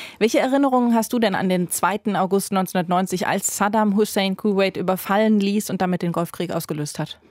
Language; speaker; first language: German; native; German